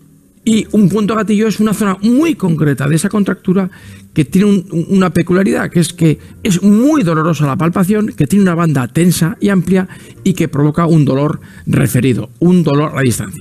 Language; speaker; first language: Spanish; native; Spanish